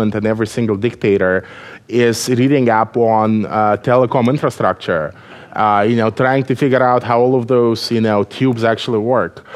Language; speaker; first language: English; non-native, fluent; Russian